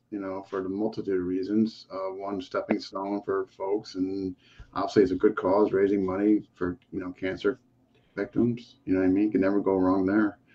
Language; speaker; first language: English; native; English